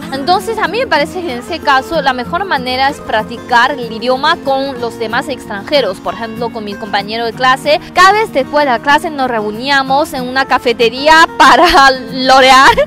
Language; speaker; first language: Spanish; non-native, fluent; Chinese